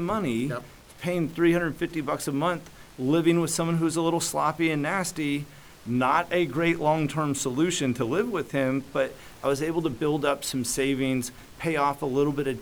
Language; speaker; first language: English; native; English